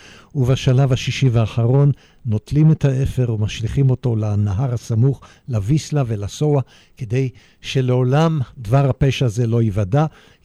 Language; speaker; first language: Hebrew; native; Hebrew